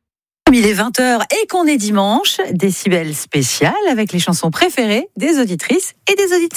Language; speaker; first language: French; native; French